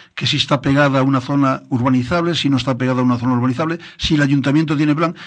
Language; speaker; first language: Spanish; non-native, local second language; Galician